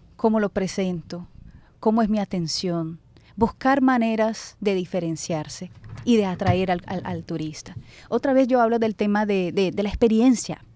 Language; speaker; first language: Spanish; non-native, fluent; Portuguese